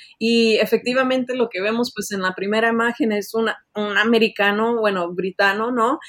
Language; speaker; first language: Spanish; early bilingual, heritage; Spanish